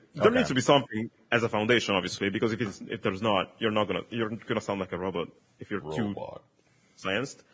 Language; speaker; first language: English; non-native, fluent; Italian